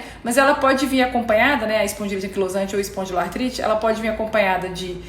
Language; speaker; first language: Portuguese; native; Portuguese